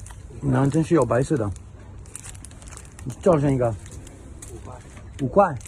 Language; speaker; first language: Chinese; non-native, learner; French